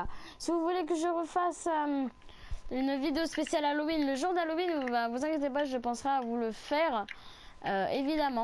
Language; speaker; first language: French; native; French